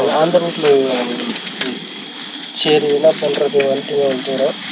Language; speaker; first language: Tamil; native; Tamil